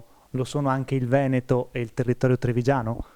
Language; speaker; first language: Italian; native; Italian